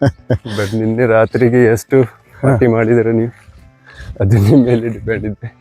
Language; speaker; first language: Kannada; non-native, local second language; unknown